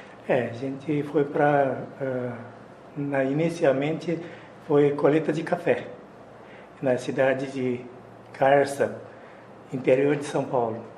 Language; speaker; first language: Portuguese; non-native, fluent; Japanese